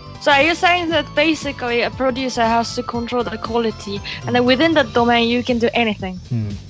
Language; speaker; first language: English; non-native, fluent; Japanese